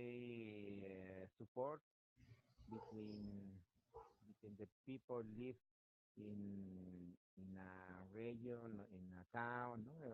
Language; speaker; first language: English; non-native, learner; Spanish